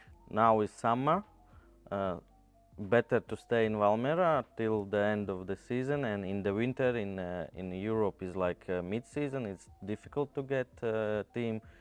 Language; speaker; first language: English; non-native, learner; Latvian